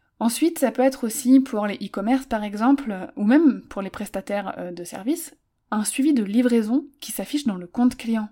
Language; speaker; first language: French; native; French